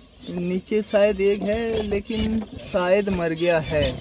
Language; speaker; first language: Hindi; non-native, local second language; Bangla